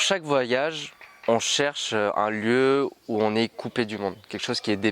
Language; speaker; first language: French; native; French